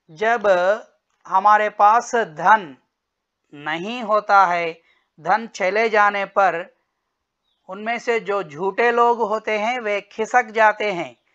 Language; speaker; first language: Hindi; non-native, local second language; Telugu